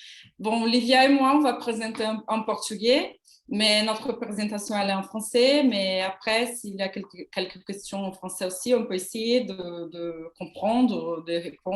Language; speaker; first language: French; non-native, learner; Portuguese